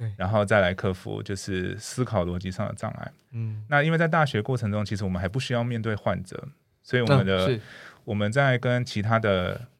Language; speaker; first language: Chinese; non-native, fluent; English